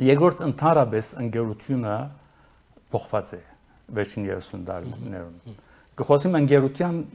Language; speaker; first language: Armenian; early bilingual, heritage; Armenian